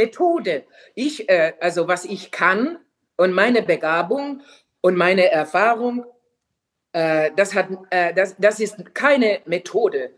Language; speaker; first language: German; non-native, fluent; Finnish